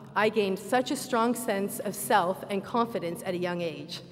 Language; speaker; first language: English; native; English